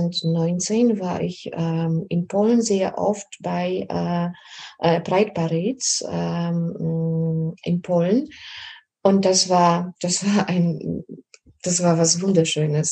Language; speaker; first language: German; non-native, fluent; Polish